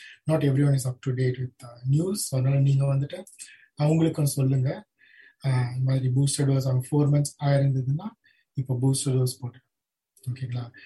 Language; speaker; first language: Tamil; native; Tamil